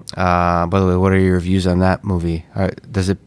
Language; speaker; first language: English; non-native, fluent; Russian